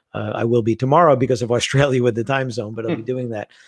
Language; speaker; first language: English; native; English